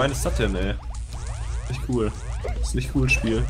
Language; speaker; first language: German; native; German